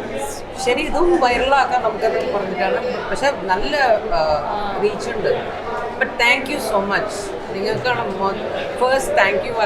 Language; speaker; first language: Malayalam; non-native, fluent; Tamil